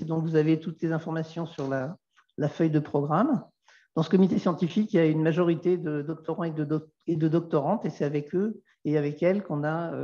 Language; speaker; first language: French; native; French